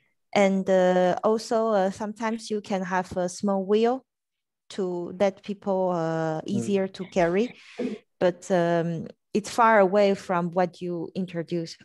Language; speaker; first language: English; non-native, fluent; French